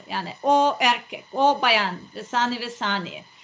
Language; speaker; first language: Turkish; non-native, learner; Serbian